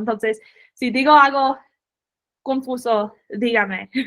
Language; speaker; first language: Spanish; non-native, fluent; English